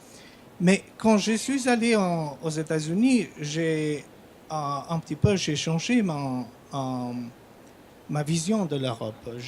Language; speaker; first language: French; non-native, fluent; Albanian